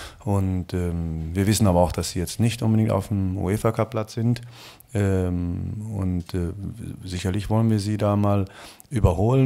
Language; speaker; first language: German; native; German